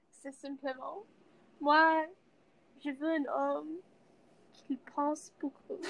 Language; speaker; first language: French; non-native, learner; English